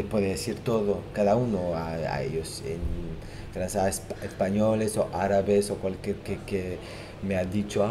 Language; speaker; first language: Spanish; non-native, fluent; Portuguese